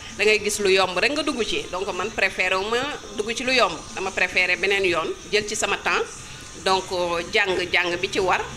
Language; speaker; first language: Wolof; native; Wolof